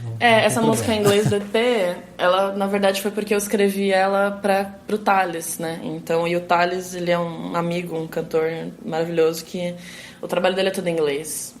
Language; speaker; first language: Portuguese; native; Portuguese